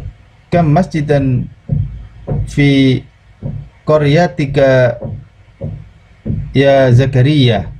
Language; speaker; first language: Arabic; non-native, fluent; Indonesian